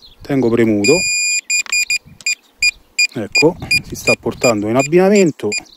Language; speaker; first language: Italian; native; Italian